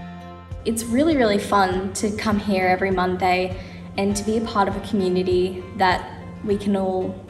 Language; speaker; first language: English; native; English